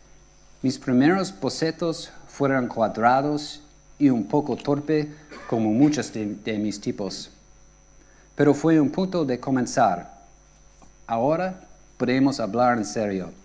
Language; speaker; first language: Spanish; non-native, fluent; English